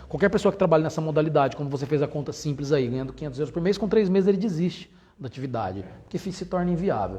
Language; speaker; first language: Portuguese; native; Portuguese